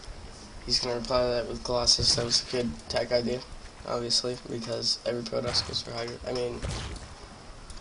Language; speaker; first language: English; native; English